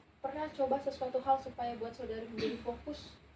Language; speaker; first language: Indonesian; native; Indonesian